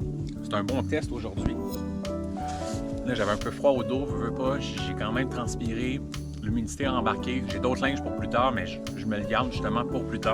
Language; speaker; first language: French; native; French